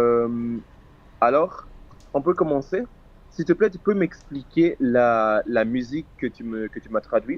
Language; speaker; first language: French; non-native, fluent; Portuguese